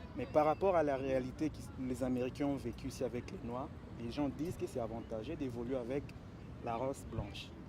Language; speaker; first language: French; non-native, local second language; Lingala